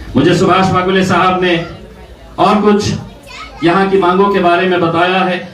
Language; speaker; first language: Hindi; non-native, local second language; Marathi